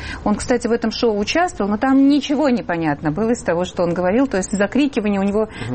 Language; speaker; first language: Russian; native; Russian